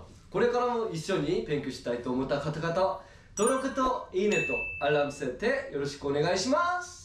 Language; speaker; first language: Japanese; non-native, fluent; Korean